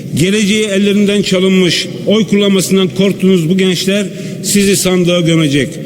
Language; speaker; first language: Turkish; native; Turkish